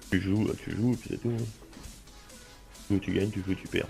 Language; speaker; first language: French; native; French